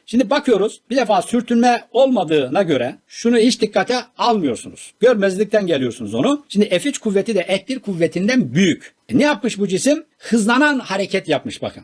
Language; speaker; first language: Turkish; native; Turkish